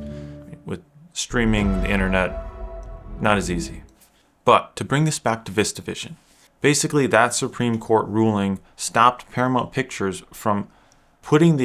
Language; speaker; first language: English; native; English